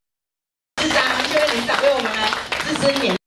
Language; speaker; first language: Chinese; native; Chinese